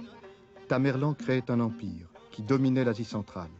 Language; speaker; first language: French; native; French